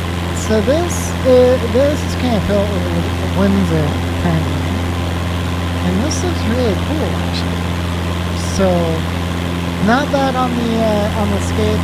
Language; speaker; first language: English; native; English